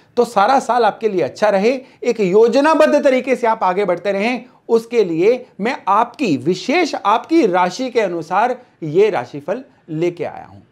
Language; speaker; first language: Hindi; native; Hindi